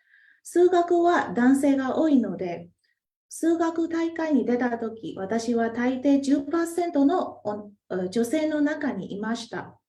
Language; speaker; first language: Japanese; non-native, fluent; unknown